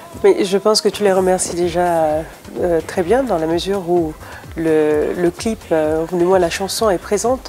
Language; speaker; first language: French; native; French